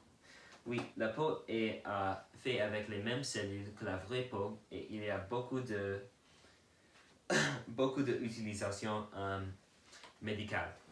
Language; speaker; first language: French; non-native, learner; English